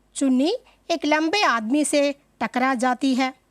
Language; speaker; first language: Hindi; non-native, local second language; Malayalam